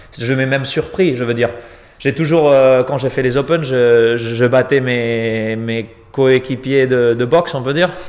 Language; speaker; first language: French; non-native, fluent; Spanish